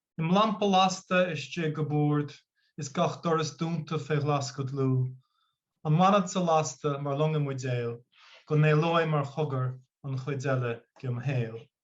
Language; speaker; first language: Irish; non-native, local second language; English